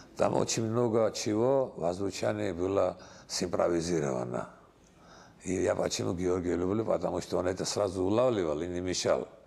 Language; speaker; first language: Russian; non-native, local second language; Georgian